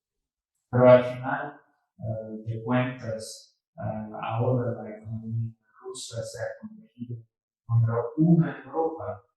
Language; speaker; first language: Spanish; non-native, fluent; Russian